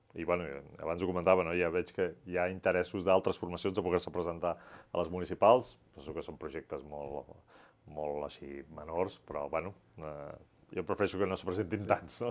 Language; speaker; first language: Catalan; native; Catalan